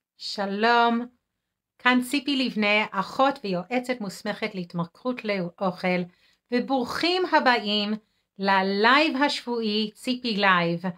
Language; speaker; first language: Hebrew; non-native, fluent; English